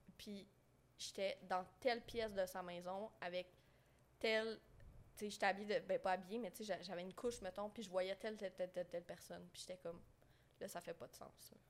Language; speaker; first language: French; native; French